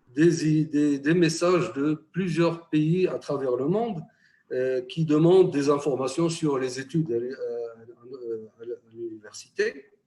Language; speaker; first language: French; non-native, local second language; Arabic